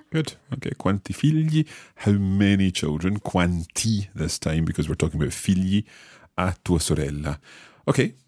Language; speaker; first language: English; native; English